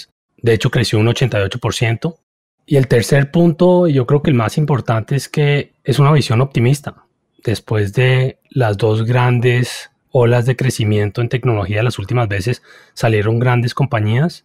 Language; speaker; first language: Spanish; native; Spanish